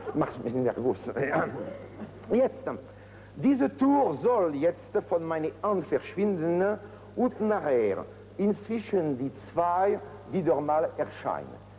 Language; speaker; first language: German; non-native, fluent; French